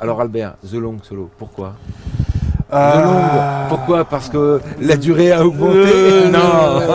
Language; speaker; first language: French; native; French